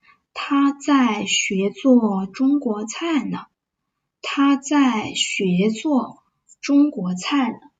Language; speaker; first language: Chinese; non-native, fluent; English